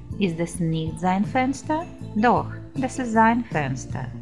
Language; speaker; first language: German; non-native, fluent; Ukrainian